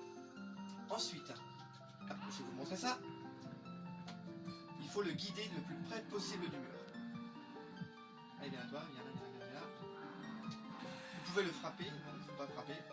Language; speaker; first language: French; native; French